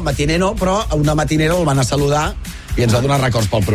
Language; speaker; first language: Catalan; native; Catalan